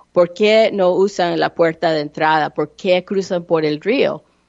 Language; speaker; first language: Spanish; non-native, learner; English